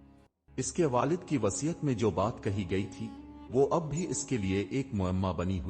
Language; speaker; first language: Urdu; native; Urdu